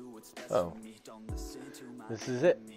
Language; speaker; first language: English; native; English